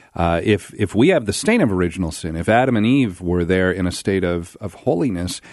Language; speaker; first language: English; native; English